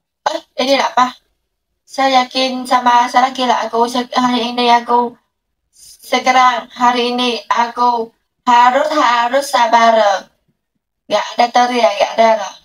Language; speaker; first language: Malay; non-native, learner; Vietnamese